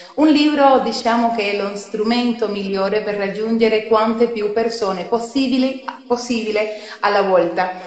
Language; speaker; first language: Italian; non-native, fluent; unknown